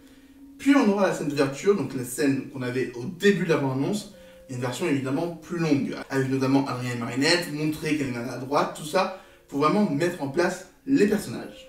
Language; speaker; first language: French; native; French